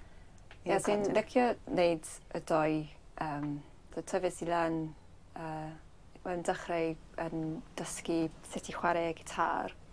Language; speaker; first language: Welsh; early bilingual, other home language; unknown